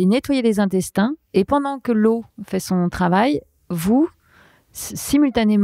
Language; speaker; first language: French; native; French